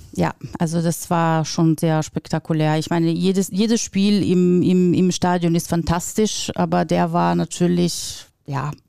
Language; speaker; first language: German; non-native, fluent; Italian